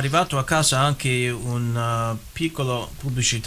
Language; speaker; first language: Italian; early bilingual, heritage; English